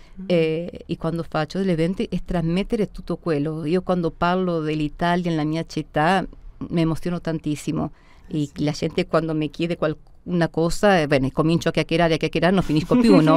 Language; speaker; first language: Italian; early bilingual, heritage; Spanish